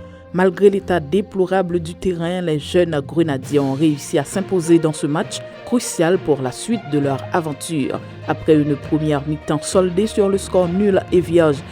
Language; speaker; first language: French; non-native, local second language; Haitian Creole